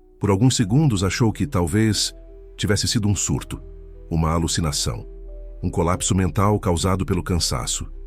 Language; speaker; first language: Portuguese; native; Portuguese